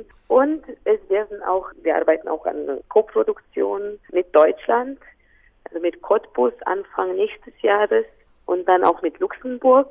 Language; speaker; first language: German; non-native, local second language; Romanian